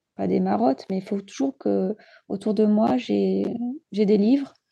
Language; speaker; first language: French; native; French